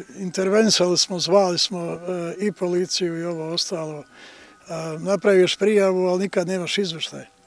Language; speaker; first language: Bosnian; native; Bosnian